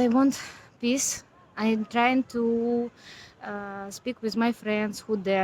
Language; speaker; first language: English; non-native, learner; Ukrainian